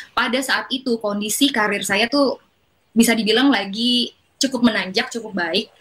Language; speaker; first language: Indonesian; native; Indonesian